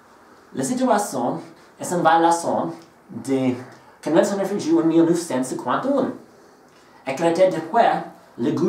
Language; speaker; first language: French; non-native, learner; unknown